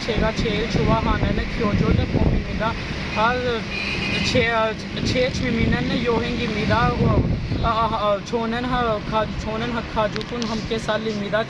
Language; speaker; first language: Korean; non-native, learner; Punjabi